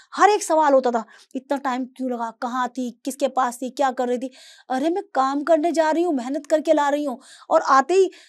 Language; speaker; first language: Hindi; native; Hindi